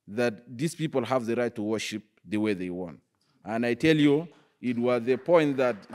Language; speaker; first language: English; non-native, fluent; Arabic